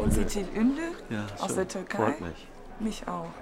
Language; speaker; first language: German; non-native, fluent; Turkish